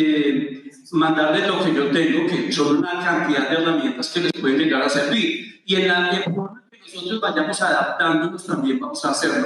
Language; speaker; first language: Spanish; native; Spanish